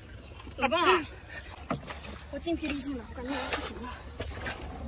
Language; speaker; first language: Chinese; native; Chinese